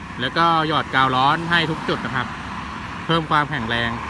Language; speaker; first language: Thai; native; Thai